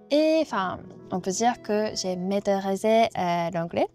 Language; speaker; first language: French; non-native, fluent; Japanese